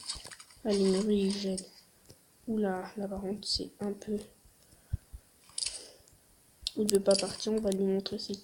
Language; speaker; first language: French; native; French